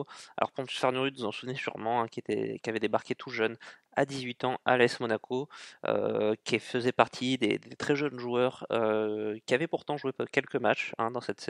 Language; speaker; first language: French; native; French